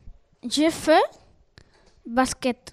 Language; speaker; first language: French; non-native, learner; Spanish